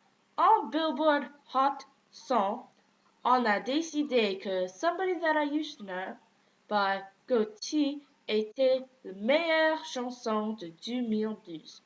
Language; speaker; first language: French; non-native, learner; English